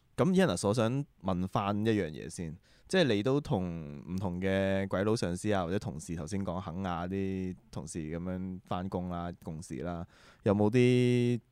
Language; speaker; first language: Cantonese; native; Cantonese